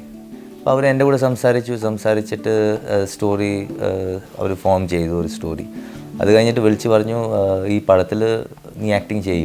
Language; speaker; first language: Malayalam; early bilingual, heritage; Malayalam